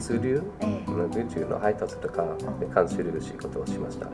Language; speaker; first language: Japanese; non-native, fluent; English